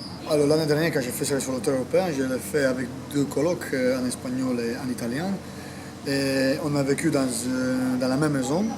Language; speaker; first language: French; non-native, fluent; Croatian